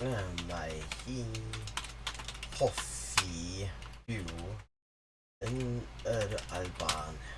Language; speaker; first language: Welsh; non-native, learner; English